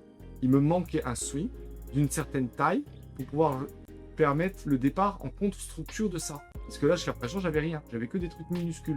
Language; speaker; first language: French; native; French